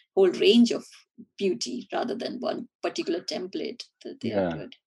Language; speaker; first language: English; non-native, local second language; Hindi